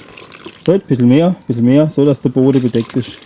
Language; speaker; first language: German; native; German